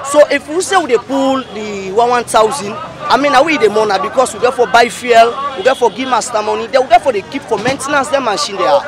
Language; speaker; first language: English; non-native, local second language; Krio